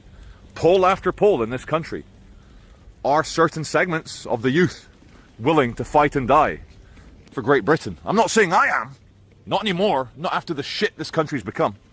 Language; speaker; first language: English; native; English